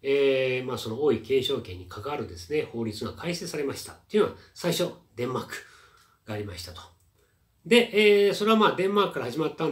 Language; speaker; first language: Japanese; native; Japanese